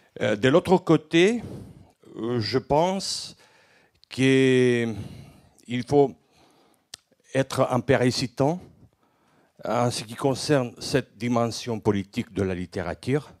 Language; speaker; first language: French; non-native, fluent; Greek